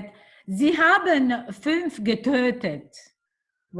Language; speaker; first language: German; non-native, learner; Italian